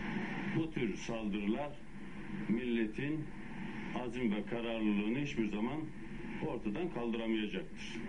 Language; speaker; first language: Turkish; native; Turkish